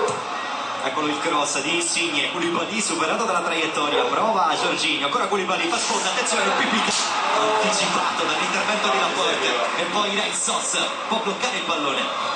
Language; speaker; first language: Italian; native; Italian